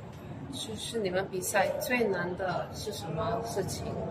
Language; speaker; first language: Chinese; non-native, learner; Indonesian